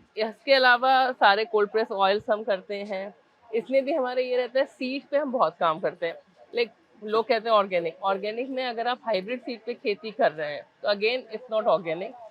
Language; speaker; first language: Hindi; native; Hindi